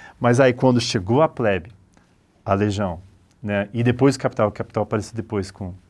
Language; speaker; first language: Portuguese; early bilingual, other home language; English